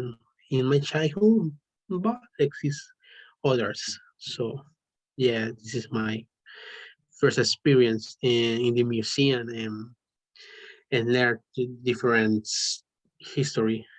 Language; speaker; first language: English; non-native, learner; Spanish